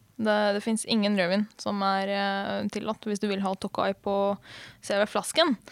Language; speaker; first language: Norwegian; non-native, fluent; Hungarian